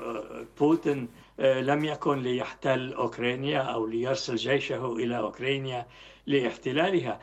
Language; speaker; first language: Arabic; native; Arabic